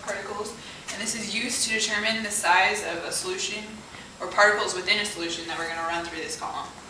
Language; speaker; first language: English; native; English